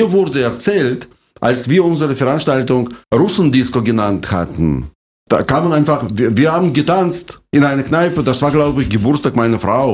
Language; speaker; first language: German; non-native, fluent; Russian